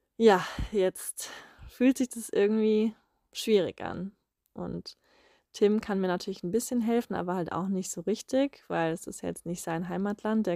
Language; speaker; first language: German; native; German